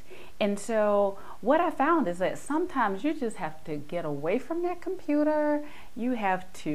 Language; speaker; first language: English; native; English